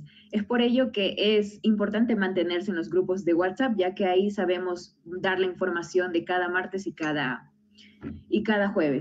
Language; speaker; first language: Spanish; native; Spanish